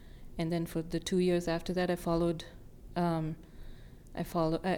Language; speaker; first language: English; non-native, local second language; Tamil